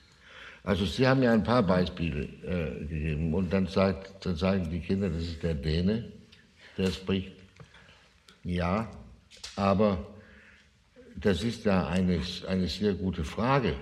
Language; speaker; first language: German; non-native, fluent; Danish